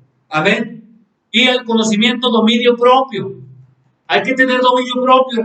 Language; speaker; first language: Spanish; native; Spanish